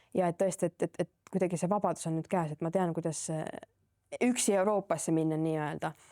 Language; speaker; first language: Estonian; native; Estonian